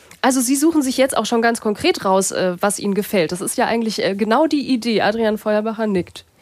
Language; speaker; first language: German; native; German